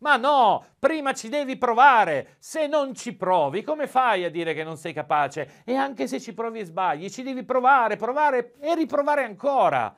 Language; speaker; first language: Italian; native; Italian